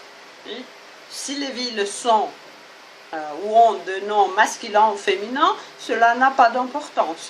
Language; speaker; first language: French; non-native, fluent; Portuguese